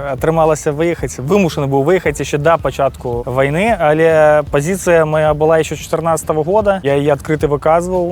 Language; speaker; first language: Belarusian; native; Belarusian